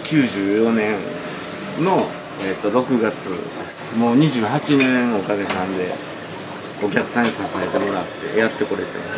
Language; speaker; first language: Japanese; native; Japanese